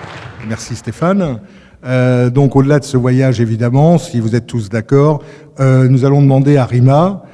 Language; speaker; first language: French; native; French